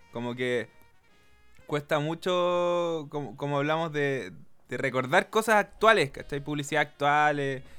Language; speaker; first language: Spanish; native; Spanish